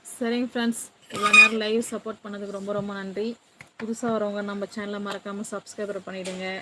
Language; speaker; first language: Tamil; native; Tamil